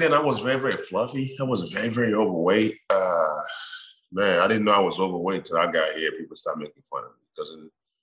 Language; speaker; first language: English; non-native, local second language; Igbo